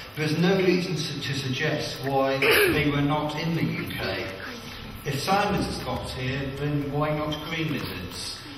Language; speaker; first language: English; native; English